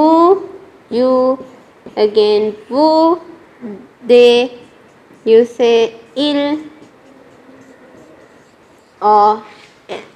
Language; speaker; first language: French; non-native, fluent; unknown